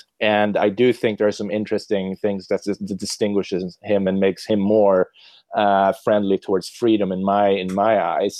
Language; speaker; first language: English; non-native, fluent; Swedish